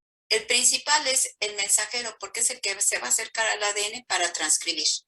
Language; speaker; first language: Spanish; native; Spanish